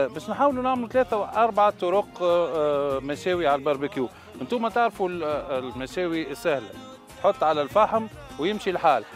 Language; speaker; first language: Arabic; native; Arabic